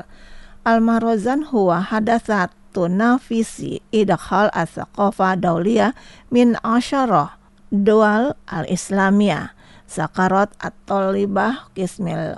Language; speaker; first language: Arabic; non-native, fluent; Indonesian